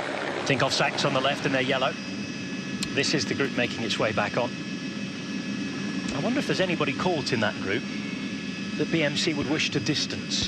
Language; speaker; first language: English; native; English